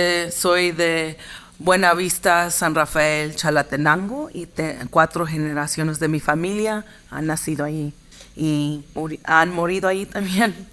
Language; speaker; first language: Spanish; early bilingual, heritage; Spanish